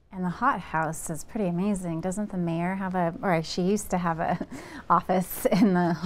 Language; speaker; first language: English; native; English